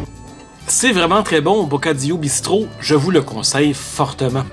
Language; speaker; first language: French; native; French